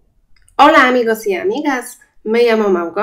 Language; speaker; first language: Spanish; non-native, fluent; Polish